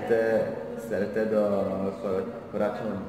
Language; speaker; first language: Hungarian; non-native, learner; Swedish